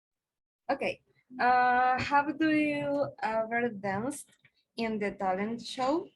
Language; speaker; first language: English; non-native, learner; Spanish